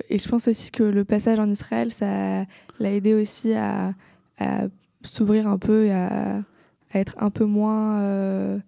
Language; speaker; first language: French; native; French